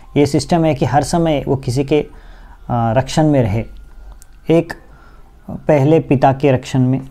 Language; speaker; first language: Hindi; non-native, local second language; Bangla